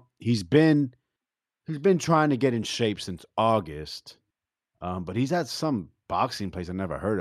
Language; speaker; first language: English; native; English